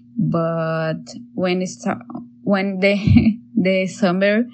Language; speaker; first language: English; non-native, learner; Portuguese